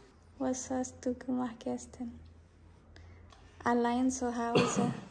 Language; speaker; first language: German; non-native, learner; Indonesian